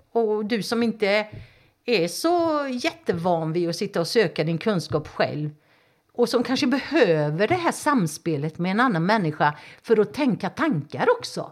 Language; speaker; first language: Swedish; native; Swedish